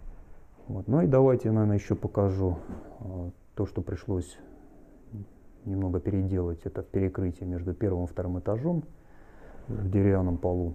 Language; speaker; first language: Russian; native; Russian